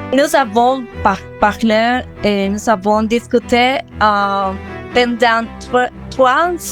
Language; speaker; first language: French; non-native, learner; Spanish